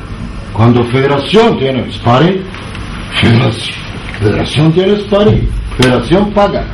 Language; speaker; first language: Spanish; non-native, learner; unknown